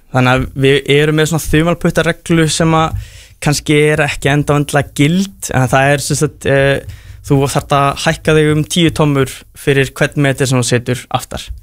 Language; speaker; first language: Icelandic; native; Icelandic